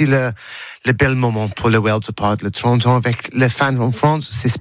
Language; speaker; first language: French; non-native, learner; English